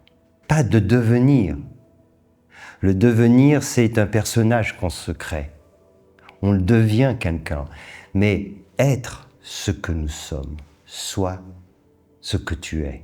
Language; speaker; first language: French; native; French